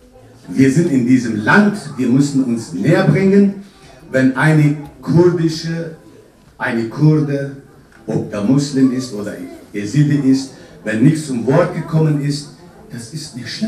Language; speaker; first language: German; non-native, fluent; Kurdish